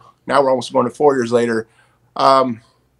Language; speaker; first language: English; native; English